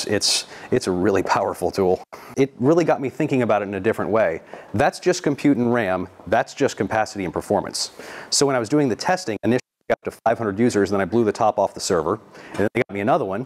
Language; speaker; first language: English; native; English